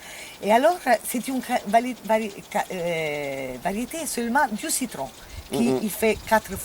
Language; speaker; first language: French; non-native, fluent; Italian